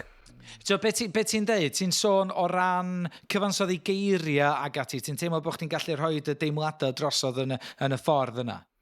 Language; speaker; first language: Welsh; native; Welsh